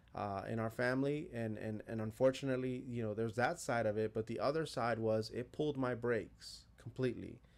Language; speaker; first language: English; native; English